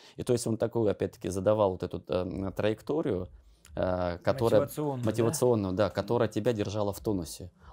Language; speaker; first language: Russian; native; Russian